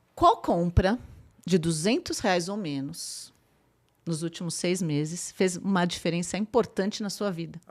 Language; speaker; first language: Portuguese; native; Portuguese